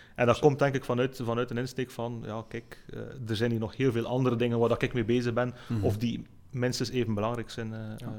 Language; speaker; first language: Dutch; native; Dutch